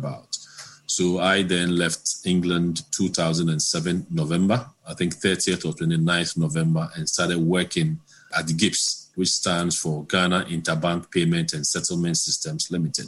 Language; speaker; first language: English; non-native, local second language; Akan